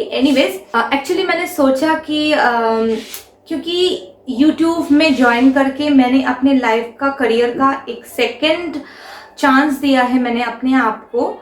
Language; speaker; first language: Hindi; non-native, local second language; Bangla